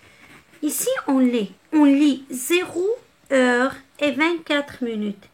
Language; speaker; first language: French; non-native, local second language; Arabic